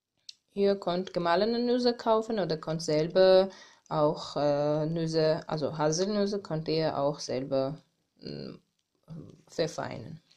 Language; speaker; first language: German; non-native, learner; Armenian